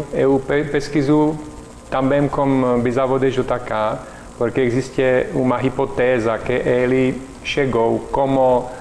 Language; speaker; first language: Portuguese; non-native, learner; Czech